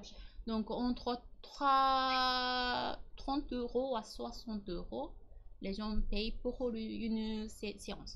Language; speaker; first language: French; non-native, learner; Japanese